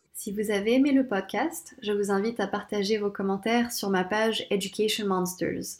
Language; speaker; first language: French; native; French